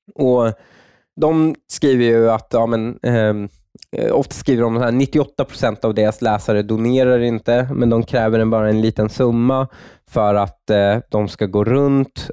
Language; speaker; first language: Swedish; native; Swedish